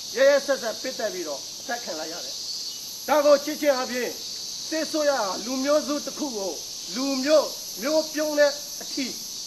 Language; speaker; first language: Burmese; native; Burmese